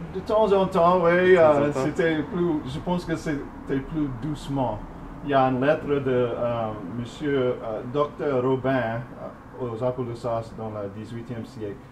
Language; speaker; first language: French; non-native, fluent; English